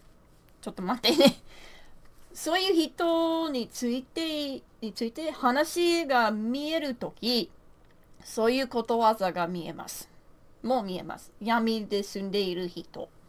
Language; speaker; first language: Japanese; non-native, learner; English